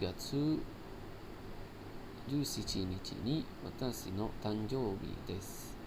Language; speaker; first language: Japanese; non-native, learner; Indonesian